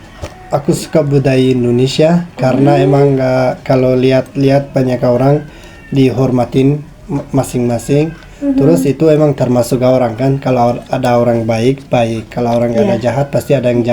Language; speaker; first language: Indonesian; non-native, fluent; Persian